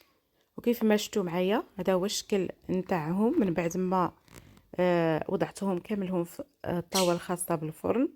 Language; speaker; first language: Arabic; native; Arabic